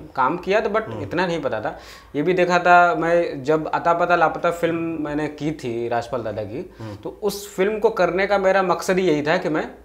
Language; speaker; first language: Hindi; native; Hindi